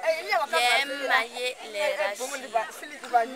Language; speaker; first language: French; non-native, learner; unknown